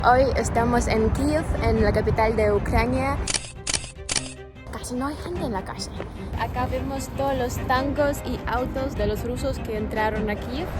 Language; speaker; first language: Spanish; non-native, fluent; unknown